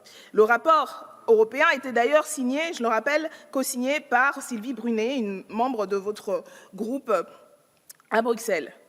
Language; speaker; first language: French; native; French